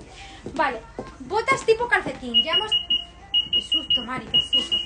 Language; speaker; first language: Spanish; native; Spanish